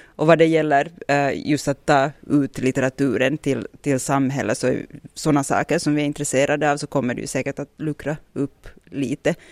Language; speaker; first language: Swedish; native; Swedish